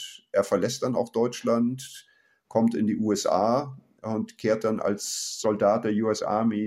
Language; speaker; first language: German; native; German